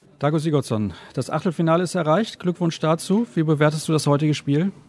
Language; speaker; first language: German; native; German